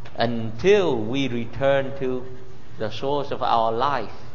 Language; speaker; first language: English; non-native, fluent; Vietnamese